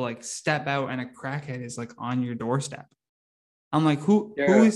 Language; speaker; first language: English; native; English